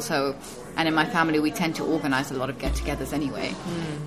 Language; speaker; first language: English; native; English